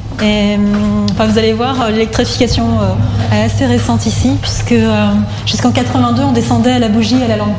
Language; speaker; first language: French; native; French